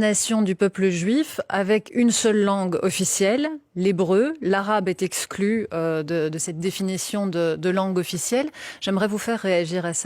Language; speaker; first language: French; native; French